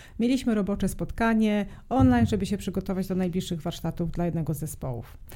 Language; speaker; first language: Polish; non-native, fluent; Serbian